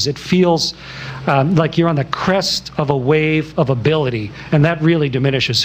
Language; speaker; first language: English; native; English